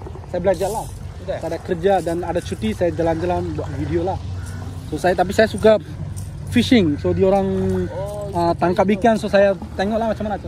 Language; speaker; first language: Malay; non-native, learner; Bangla